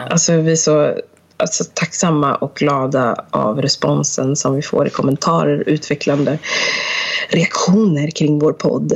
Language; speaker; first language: Swedish; early bilingual, other home language; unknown